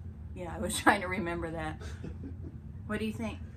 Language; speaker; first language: English; native; English